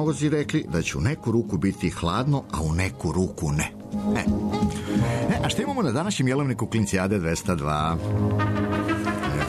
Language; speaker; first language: Serbian; native; Serbian